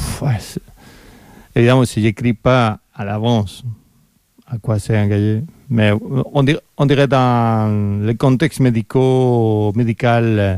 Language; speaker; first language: French; non-native, fluent; Spanish